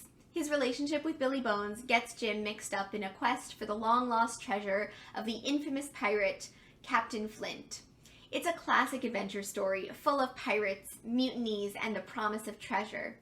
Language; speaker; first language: English; native; English